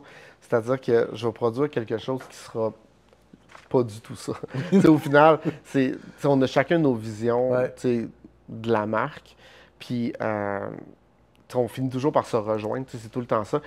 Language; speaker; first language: French; native; French